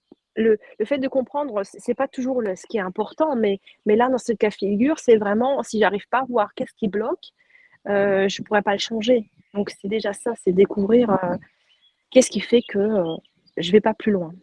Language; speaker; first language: French; native; French